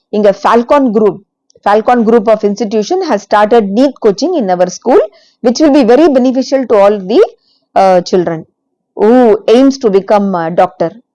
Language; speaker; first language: English; non-native, local second language; Tamil